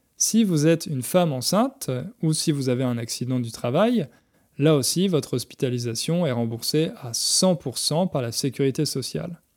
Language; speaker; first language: French; native; French